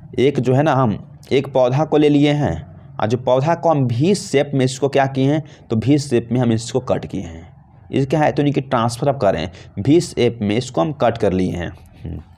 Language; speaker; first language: Hindi; native; Hindi